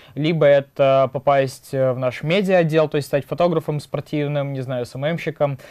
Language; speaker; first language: Russian; native; Russian